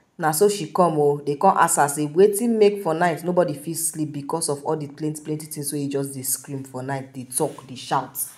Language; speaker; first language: Nigerian Pidgin; native; Nigerian Pidgin